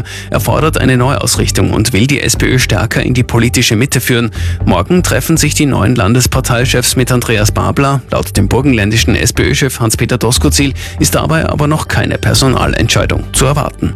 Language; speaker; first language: German; native; German